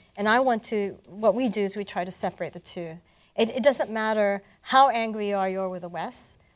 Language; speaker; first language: English; non-native, local second language; Malay